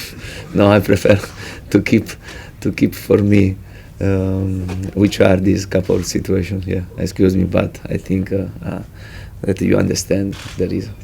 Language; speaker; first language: English; non-native, fluent; Italian